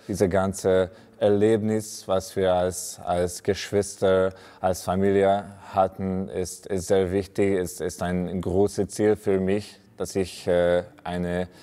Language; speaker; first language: German; non-native, fluent; Hungarian